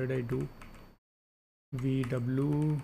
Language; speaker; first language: English; non-native, local second language; Hindi